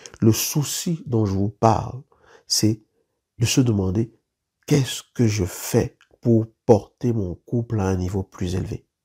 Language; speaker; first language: French; native; French